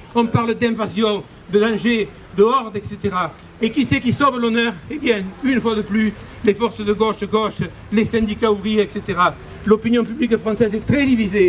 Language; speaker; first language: French; native; French